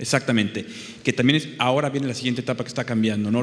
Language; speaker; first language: Spanish; native; Spanish